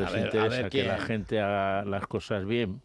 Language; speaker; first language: Spanish; native; Spanish